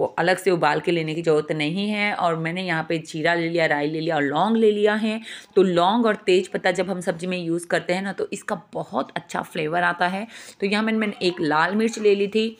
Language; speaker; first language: Hindi; non-native, local second language; Gujarati